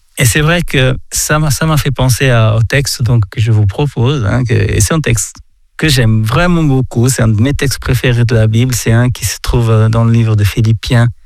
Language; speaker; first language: French; non-native, fluent; Portuguese